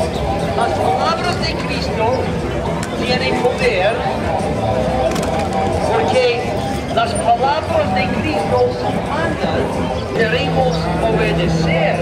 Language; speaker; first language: Spanish; non-native, learner; English